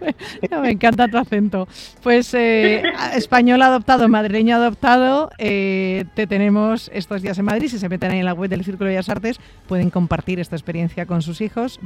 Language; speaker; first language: Spanish; native; Spanish